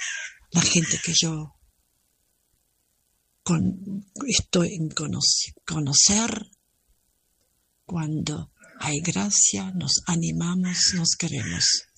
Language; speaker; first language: Spanish; non-native, learner; German